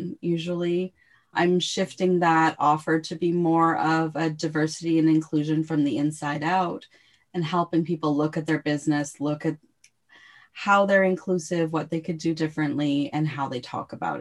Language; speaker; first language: English; native; English